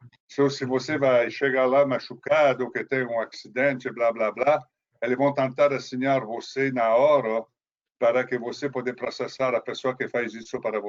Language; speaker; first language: Portuguese; non-native, fluent; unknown